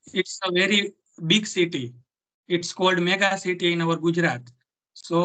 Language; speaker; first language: English; non-native, learner; Gujarati